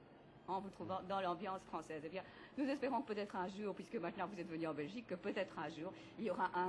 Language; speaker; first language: French; native; French